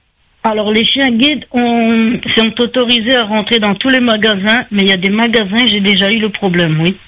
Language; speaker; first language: French; native; French